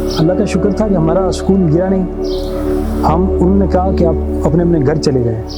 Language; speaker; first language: Urdu; non-native, local second language; Pahari-Potwari